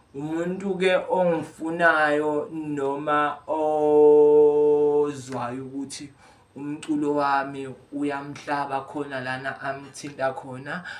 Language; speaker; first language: Zulu; non-native, local second language; Xhosa